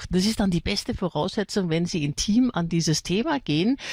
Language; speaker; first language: German; native; German